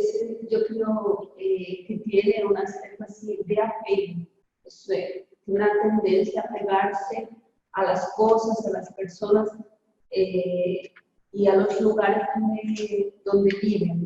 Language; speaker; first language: Spanish; non-native, fluent; Portuguese